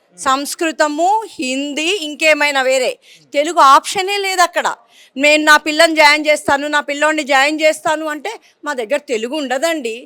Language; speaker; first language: Telugu; native; Telugu